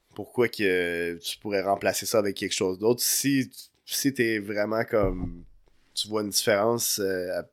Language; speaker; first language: French; native; French